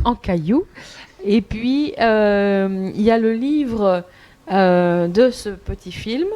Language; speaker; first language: French; native; French